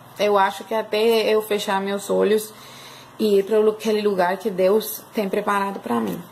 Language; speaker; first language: Portuguese; non-native, fluent; Spanish